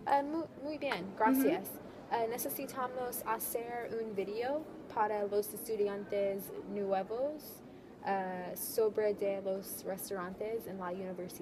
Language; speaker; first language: Spanish; non-native, learner; English